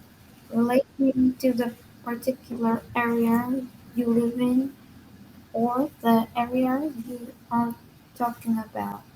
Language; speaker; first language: English; non-native, learner; Vietnamese